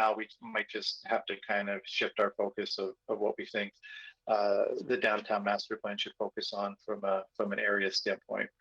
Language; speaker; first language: English; native; English